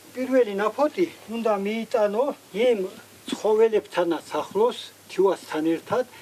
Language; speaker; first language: Georgian; non-native, local second language; Svan